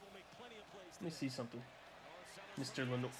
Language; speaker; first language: English; native; English